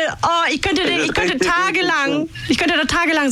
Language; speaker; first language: German; native; German